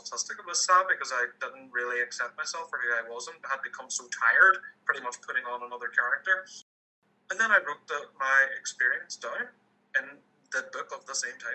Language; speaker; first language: English; native; English